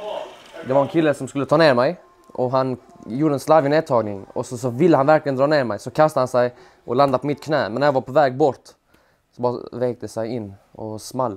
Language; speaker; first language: Swedish; native; Swedish